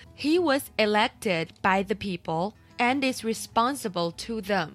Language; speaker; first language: English; non-native, fluent; Chinese